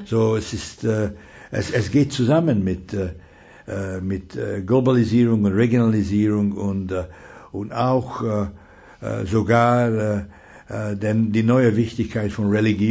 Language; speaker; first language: German; non-native, fluent; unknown